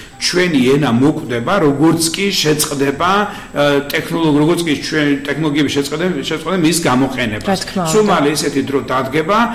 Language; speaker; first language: Georgian; non-native, local second language; Mingrelian